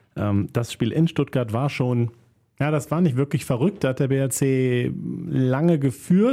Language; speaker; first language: German; native; German